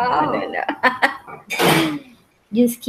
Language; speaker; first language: English; non-native, learner; Spanish